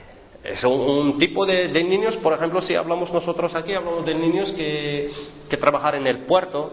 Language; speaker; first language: Spanish; non-native, fluent; Arabic